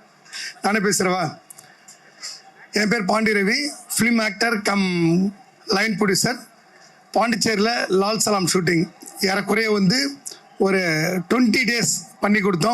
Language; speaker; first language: Tamil; native; Tamil